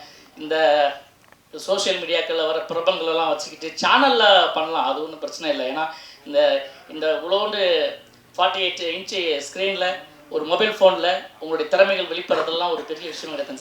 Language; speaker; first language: Tamil; native; Tamil